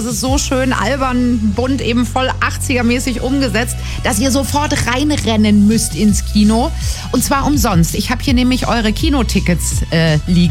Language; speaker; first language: German; native; German